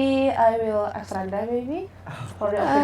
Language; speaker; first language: English; non-native, learner; Indonesian